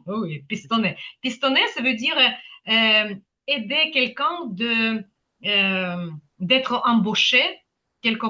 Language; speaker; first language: French; non-native, fluent; Ukrainian